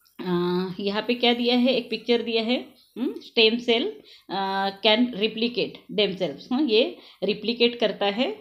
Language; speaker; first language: Hindi; non-native, local second language; Marathi